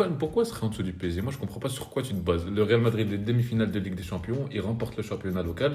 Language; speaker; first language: French; native; French